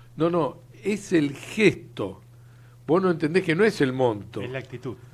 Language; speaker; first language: Spanish; native; Spanish